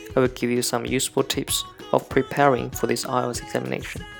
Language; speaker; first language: English; non-native, fluent; Chinese